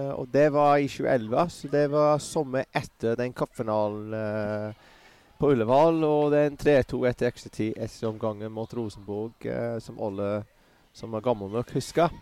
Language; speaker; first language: Norwegian; non-native, fluent; English